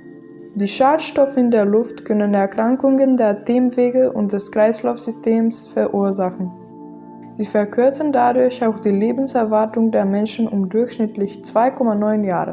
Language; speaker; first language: German; non-native, learner; Macedonian